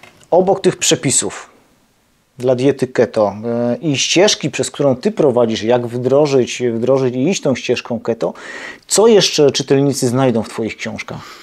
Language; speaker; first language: Polish; native; Polish